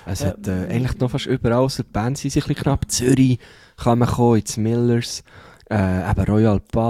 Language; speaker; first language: German; native; German